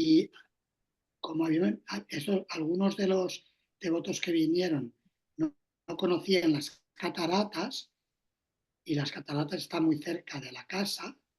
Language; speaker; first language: Spanish; native; Spanish